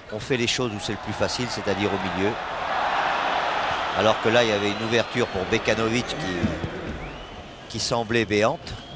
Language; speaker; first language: French; native; French